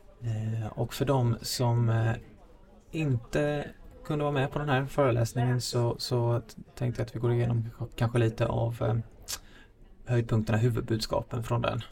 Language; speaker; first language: Swedish; native; Swedish